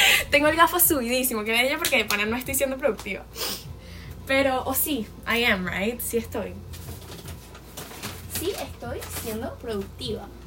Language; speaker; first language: Spanish; native; Spanish